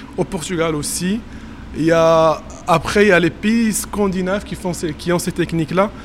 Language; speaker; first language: French; non-native, local second language; Arabic